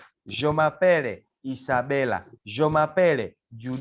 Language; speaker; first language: French; non-native, fluent; Swahili